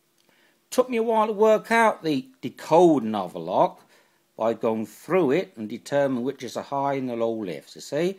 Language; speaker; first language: English; native; English